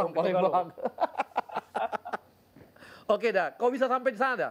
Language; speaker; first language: Indonesian; native; Indonesian